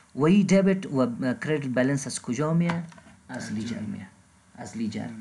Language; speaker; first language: Persian; non-native, local second language; Pashto